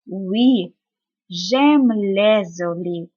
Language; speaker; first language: French; non-native, fluent; Ukrainian